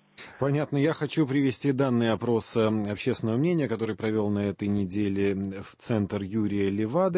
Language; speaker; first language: Russian; native; Russian